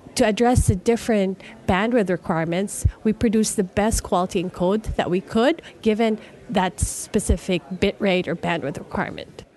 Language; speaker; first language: English; non-native, local second language; Filipino